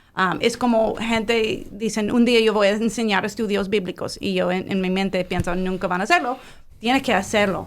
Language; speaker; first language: Spanish; non-native, fluent; English